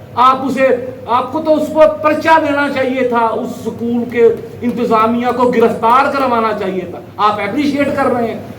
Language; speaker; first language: Urdu; non-native, local second language; Punjabi